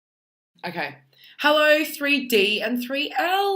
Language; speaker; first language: English; native; English